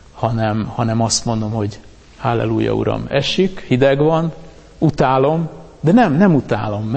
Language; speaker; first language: Hungarian; native; Hungarian